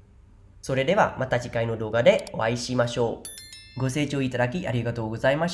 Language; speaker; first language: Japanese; non-native, fluent; Khmer